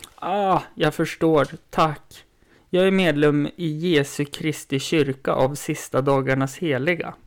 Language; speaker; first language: Swedish; native; Swedish